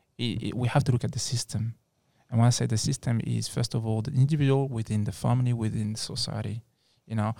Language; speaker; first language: English; non-native, fluent; French